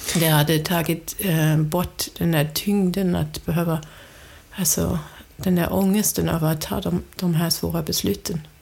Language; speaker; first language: Swedish; non-native, fluent; German